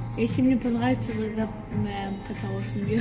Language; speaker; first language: Russian; early bilingual, heritage; German